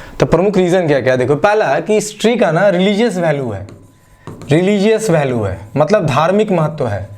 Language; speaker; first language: Hindi; non-native, local second language; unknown